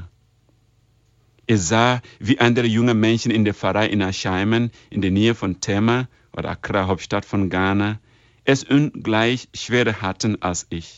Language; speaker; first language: German; non-native, fluent; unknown